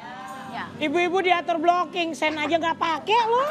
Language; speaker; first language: Indonesian; native; Indonesian